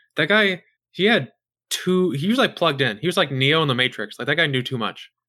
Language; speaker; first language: English; native; English